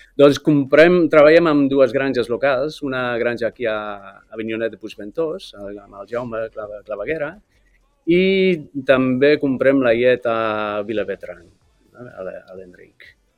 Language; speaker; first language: Catalan; non-native, fluent; English